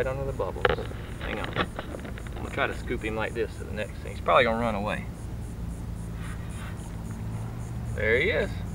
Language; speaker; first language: English; native; English